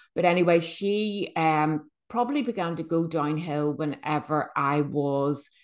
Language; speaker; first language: English; native; English